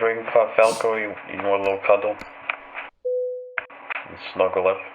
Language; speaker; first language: English; native; English